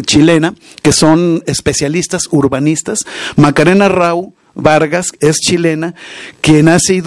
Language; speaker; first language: Spanish; native; Spanish